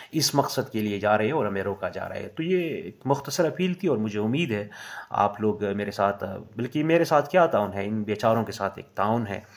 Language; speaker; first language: Urdu; non-native, local second language; Pashto